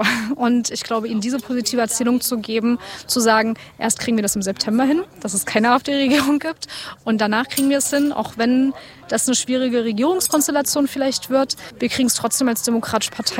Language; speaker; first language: German; native; German